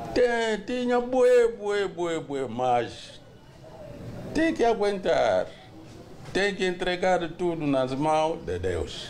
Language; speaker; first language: Portuguese; non-native, local second language; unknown